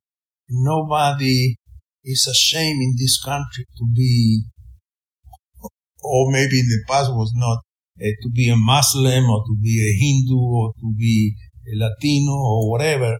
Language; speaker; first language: English; non-native, fluent; Spanish